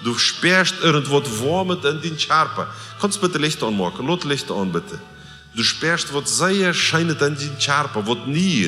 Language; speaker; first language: German; non-native, learner; Plautdietsch